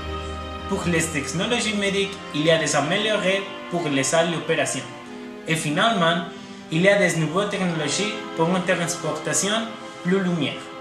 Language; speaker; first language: French; non-native, learner; Spanish